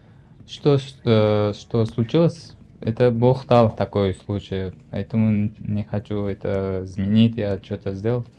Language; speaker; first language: Russian; non-native, learner; Uzbek